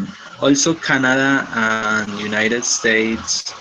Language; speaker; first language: English; non-native, learner; Spanish